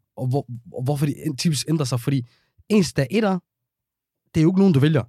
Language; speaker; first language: Danish; early bilingual, other home language; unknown